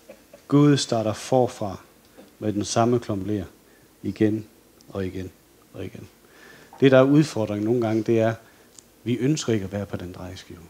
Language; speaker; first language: Danish; native; Danish